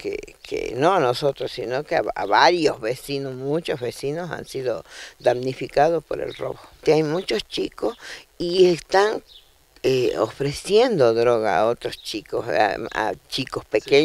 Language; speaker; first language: Spanish; native; Spanish